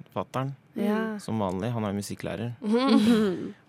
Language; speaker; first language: Norwegian; native; Norwegian